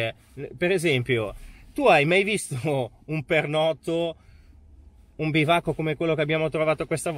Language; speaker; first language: Italian; native; Italian